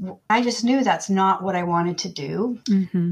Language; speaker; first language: English; native; English